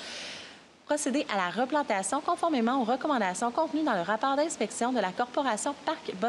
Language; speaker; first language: French; native; French